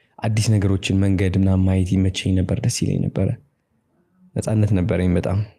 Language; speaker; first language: Amharic; non-native, local second language; Tigrinya